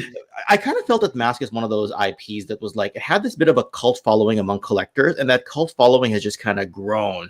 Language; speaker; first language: English; native; English